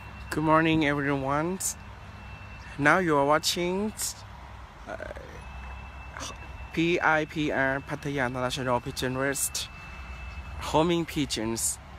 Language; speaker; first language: English; non-native, learner; Thai